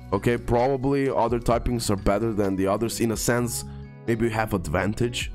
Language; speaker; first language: English; non-native, fluent; Croatian